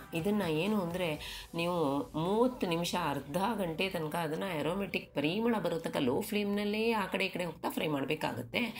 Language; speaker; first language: Kannada; non-native, local second language; Konkani